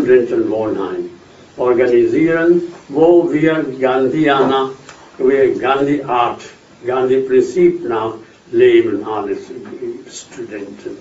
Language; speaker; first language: German; non-native, fluent; Hindi